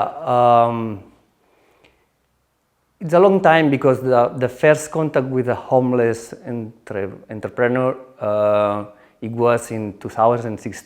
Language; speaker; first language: English; non-native, learner; Spanish